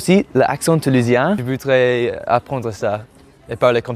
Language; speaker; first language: French; non-native, learner; English